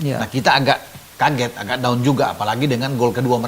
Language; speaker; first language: Indonesian; native; Indonesian